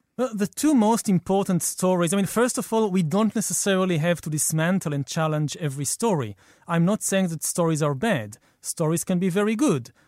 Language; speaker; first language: English; non-native, fluent; Hebrew